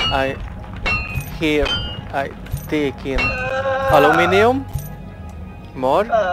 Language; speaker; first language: English; non-native, learner; Hungarian